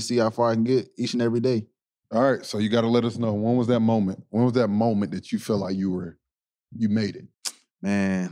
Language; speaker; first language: English; native; English